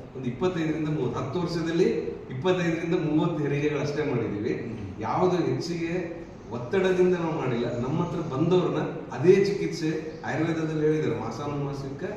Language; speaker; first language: Kannada; native; Kannada